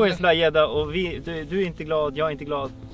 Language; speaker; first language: Swedish; native; Swedish